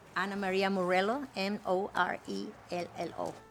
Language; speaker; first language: English; non-native, learner; Spanish